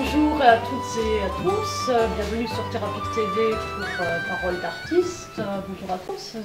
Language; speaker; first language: French; native; French